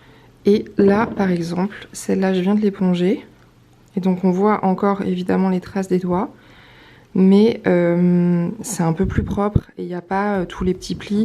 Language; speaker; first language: French; native; French